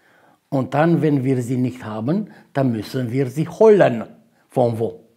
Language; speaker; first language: German; non-native, fluent; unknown